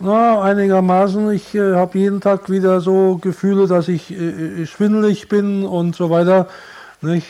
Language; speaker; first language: German; native; German